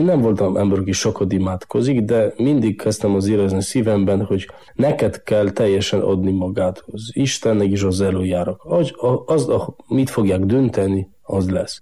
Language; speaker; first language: Hungarian; non-native, fluent; Polish